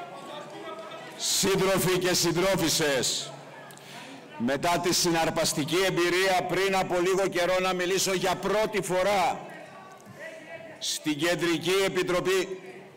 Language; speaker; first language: Greek; native; Greek